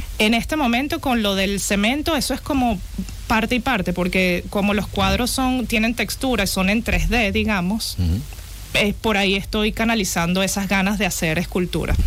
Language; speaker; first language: Spanish; native; Spanish